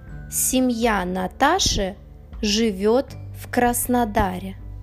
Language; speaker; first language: Russian; native; Russian